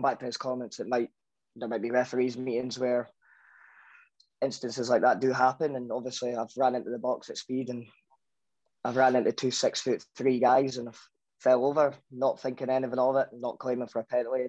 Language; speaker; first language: English; native; English